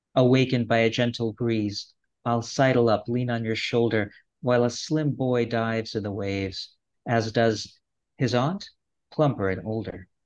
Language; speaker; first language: English; early bilingual, other home language; Russian